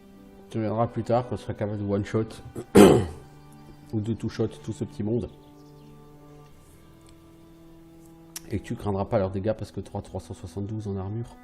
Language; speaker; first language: French; native; French